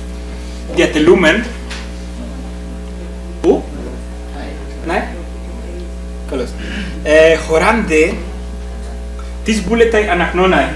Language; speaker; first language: Greek; non-native, fluent; Spanish